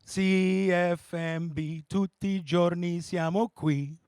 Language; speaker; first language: Italian; early bilingual, other home language; English